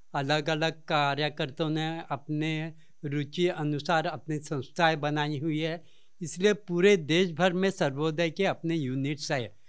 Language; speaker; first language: Hindi; non-native, local second language; Marathi